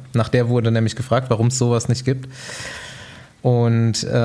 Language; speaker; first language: German; native; German